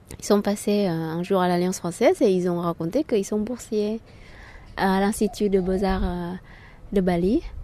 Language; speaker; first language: French; non-native, fluent; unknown